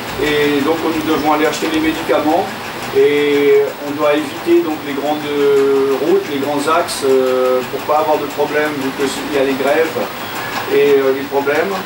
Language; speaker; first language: French; native; French